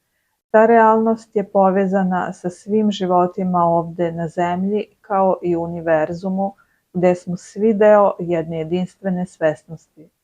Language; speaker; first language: Serbian; native; Serbian